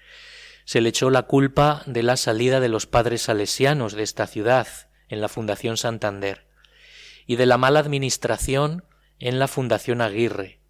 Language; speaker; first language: Spanish; native; Spanish